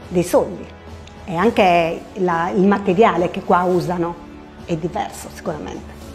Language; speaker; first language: Italian; native; Italian